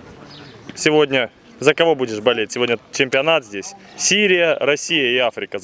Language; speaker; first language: Russian; native; Russian